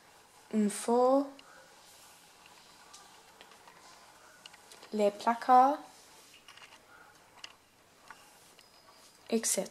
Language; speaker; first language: French; non-native, learner; English